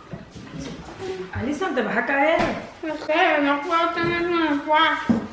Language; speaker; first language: Spanish; early bilingual, heritage; Spanish